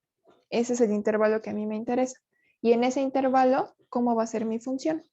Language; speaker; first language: Spanish; native; Spanish